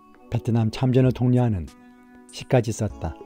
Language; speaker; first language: Korean; native; Korean